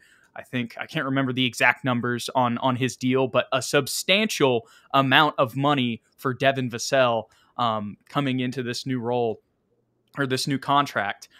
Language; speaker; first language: English; native; English